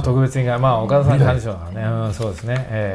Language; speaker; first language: Japanese; native; Japanese